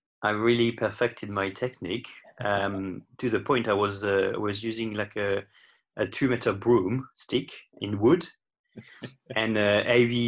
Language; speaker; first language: English; non-native, fluent; French